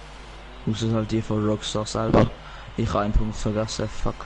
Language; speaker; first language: German; native; German